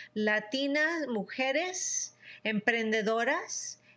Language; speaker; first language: Spanish; early bilingual, heritage; Spanish